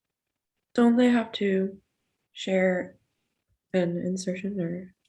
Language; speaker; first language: English; native; English